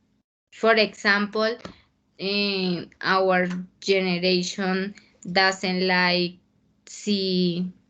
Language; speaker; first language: English; non-native, learner; Spanish